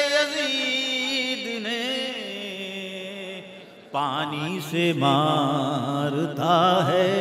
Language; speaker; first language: Urdu; native; Urdu